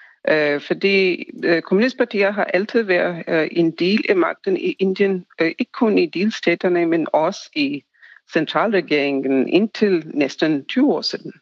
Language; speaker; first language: Danish; non-native, fluent; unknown